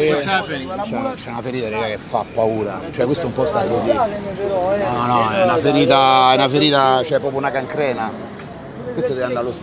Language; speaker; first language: Italian; native; Italian